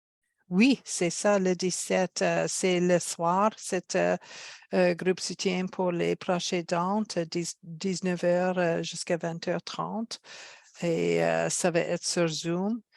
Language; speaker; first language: French; non-native, fluent; English